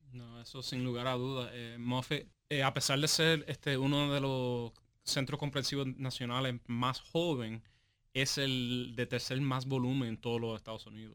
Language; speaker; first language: Spanish; native; Spanish